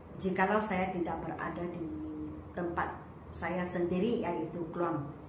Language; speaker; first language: Malay; non-native, local second language; Chinese